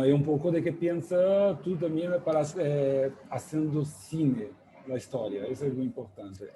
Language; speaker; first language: Spanish; non-native, fluent; Portuguese